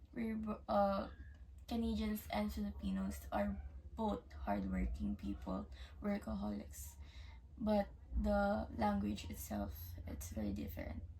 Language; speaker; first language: English; native; English